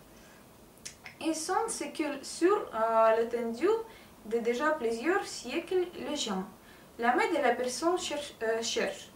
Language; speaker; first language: French; non-native, learner; Russian